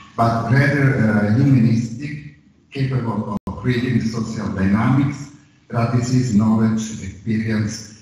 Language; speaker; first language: English; non-native, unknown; Italian